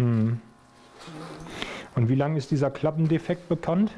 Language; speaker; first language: German; native; German